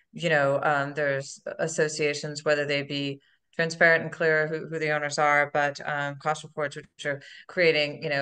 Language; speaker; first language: English; native; English